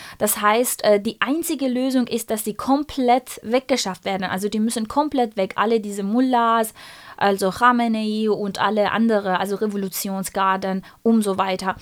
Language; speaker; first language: German; non-native, fluent; Persian